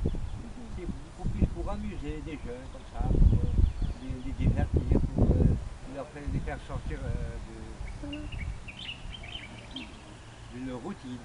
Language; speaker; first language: French; non-native, local second language; Kabyle